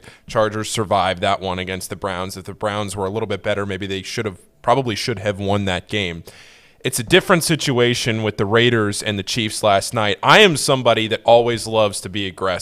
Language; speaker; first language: English; native; English